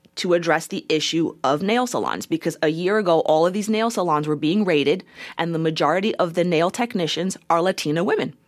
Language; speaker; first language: English; native; English